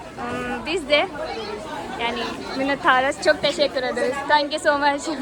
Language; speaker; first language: Turkish; non-native, fluent; Hindi